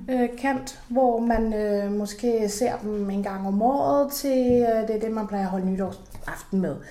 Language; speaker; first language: Danish; non-native, fluent; Spanish